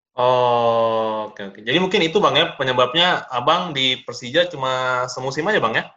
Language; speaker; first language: Indonesian; native; Indonesian